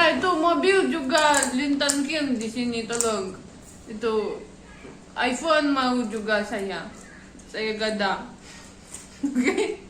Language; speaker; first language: Indonesian; non-native, learner; Russian